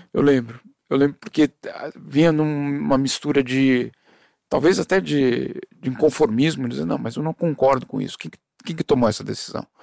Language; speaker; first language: Portuguese; native; Portuguese